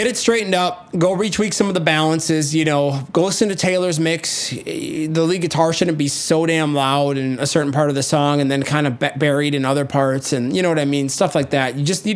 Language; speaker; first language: English; native; English